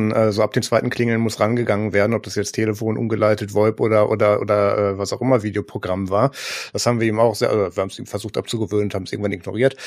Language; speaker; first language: German; native; German